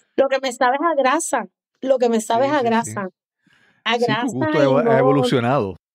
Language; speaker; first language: Spanish; native; Spanish